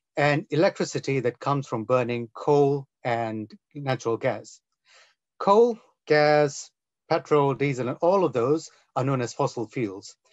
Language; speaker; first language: English; non-native, local second language; Tamil